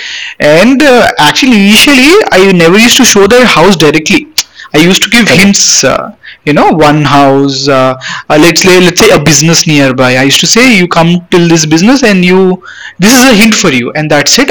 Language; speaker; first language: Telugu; non-native, local second language; Hindi